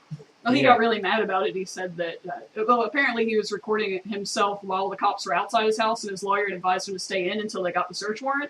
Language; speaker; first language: English; native; English